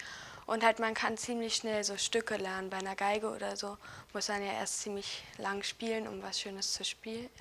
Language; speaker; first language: German; native; German